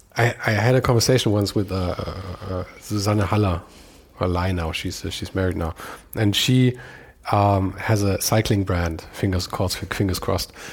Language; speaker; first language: English; non-native, fluent; German